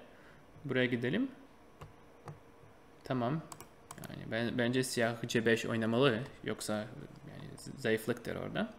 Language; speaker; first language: Turkish; non-native, fluent; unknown